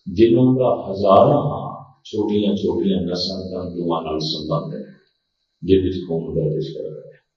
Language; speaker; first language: Urdu; non-native, local second language; Punjabi